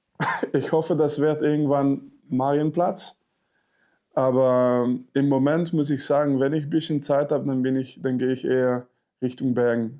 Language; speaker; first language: German; non-native, fluent; French